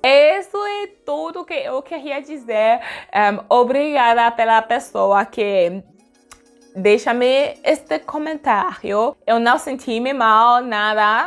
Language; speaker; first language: Portuguese; non-native, learner; French